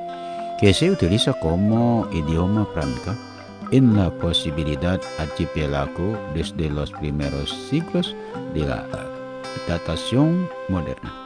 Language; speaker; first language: Spanish; non-native, learner; Indonesian